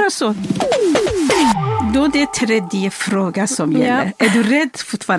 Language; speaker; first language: Swedish; non-native, fluent; Persian